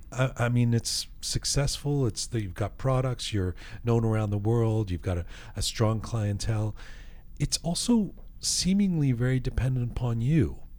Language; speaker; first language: English; early bilingual, other home language; Persian